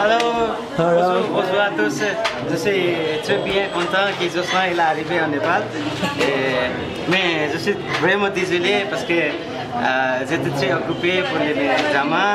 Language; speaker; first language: French; non-native, learner; Nepali